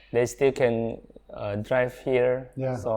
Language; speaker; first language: English; non-native, learner; Indonesian